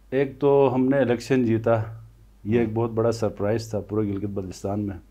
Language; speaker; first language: Urdu; non-native, local second language; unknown